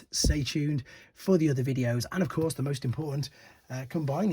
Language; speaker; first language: English; native; English